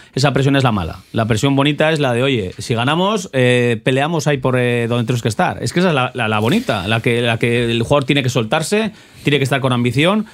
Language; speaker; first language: Spanish; native; Spanish